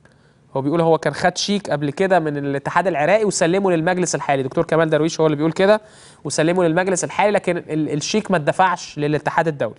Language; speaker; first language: Arabic; native; Arabic